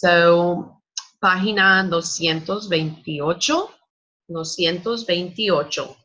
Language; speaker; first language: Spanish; non-native, fluent; English